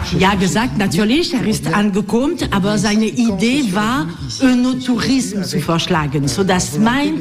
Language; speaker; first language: German; non-native, learner; French